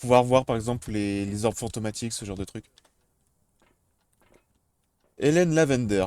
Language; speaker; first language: French; native; French